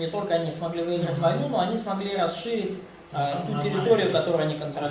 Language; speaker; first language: Russian; native; Russian